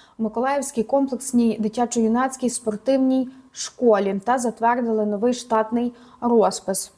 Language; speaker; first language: Ukrainian; native; Ukrainian